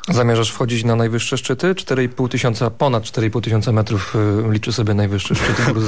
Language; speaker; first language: Polish; native; Polish